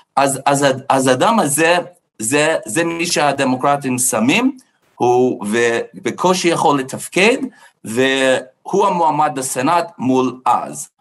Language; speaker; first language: Hebrew; non-native, fluent; English